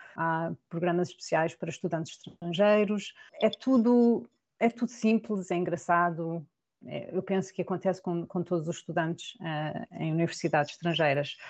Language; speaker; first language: Portuguese; native; Portuguese